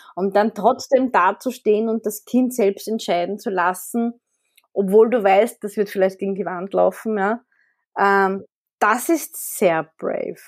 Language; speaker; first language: German; early bilingual, other home language; Arabic